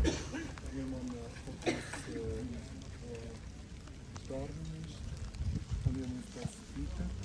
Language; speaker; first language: German; non-native, learner; Tibetan